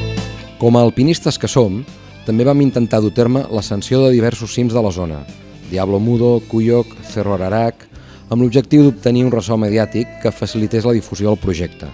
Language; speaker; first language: Catalan; native; Catalan